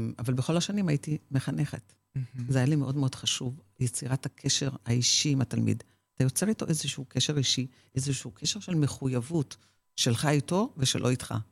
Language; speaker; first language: Hebrew; native; Hebrew